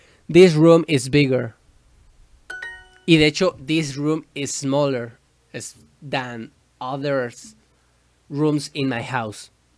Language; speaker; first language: English; non-native, learner; Spanish